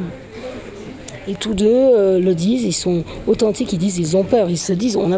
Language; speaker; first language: French; native; French